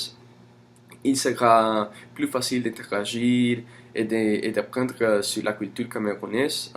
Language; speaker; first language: French; non-native, learner; English